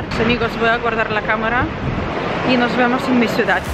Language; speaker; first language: Spanish; non-native, learner; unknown